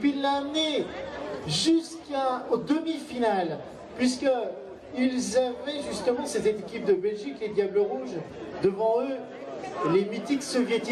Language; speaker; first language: French; native; French